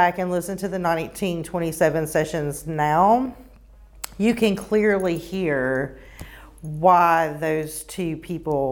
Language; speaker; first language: English; native; English